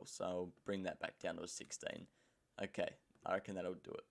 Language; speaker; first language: English; native; English